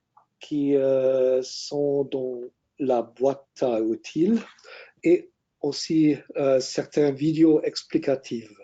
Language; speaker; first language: French; non-native, learner; German